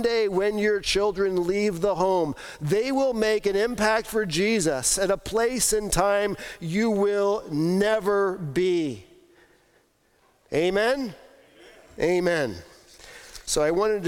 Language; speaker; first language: English; native; English